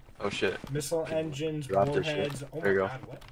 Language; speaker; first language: English; native; English